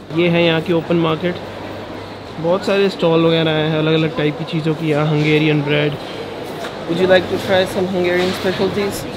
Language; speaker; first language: Hindi; native; Hindi